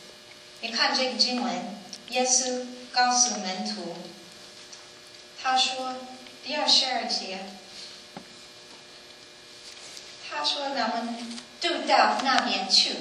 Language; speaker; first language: Chinese; non-native, learner; English